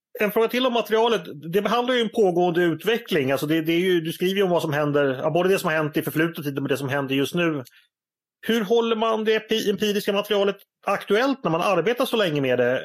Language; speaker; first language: Swedish; native; Swedish